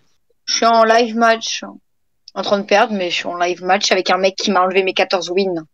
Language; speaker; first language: French; native; French